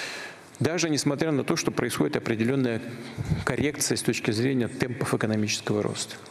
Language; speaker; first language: Russian; native; Russian